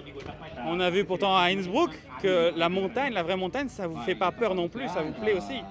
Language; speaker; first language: French; native; French